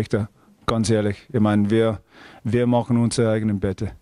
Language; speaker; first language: German; non-native, fluent; English